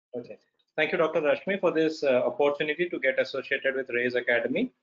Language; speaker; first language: English; non-native, local second language; Odia